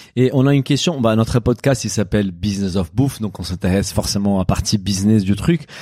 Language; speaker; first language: French; non-native, fluent; Portuguese